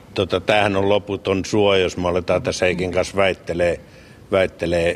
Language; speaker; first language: Finnish; native; Finnish